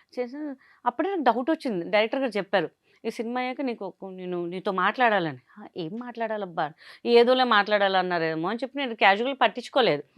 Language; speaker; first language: Telugu; non-native, local second language; Hindi